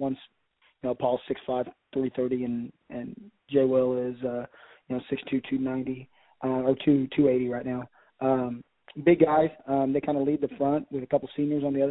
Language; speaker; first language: English; native; English